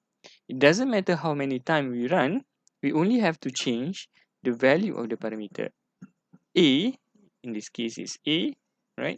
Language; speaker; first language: English; non-native, local second language; Malay